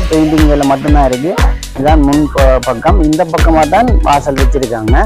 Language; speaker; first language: Tamil; native; Tamil